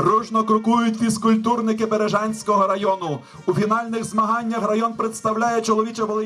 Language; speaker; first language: Ukrainian; native; Ukrainian